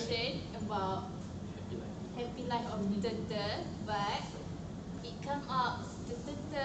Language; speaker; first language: English; non-native, local second language; Malay